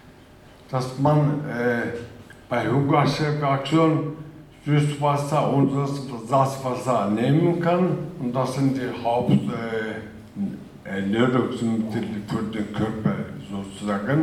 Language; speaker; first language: German; non-native, fluent; Turkish